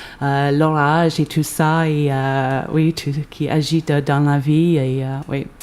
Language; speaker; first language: French; non-native, fluent; English